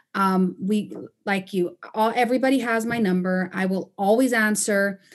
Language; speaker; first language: English; non-native, fluent; Spanish